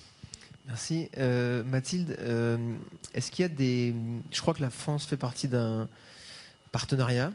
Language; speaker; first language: French; native; French